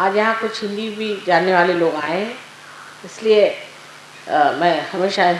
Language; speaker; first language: Hindi; non-native, local second language; Marathi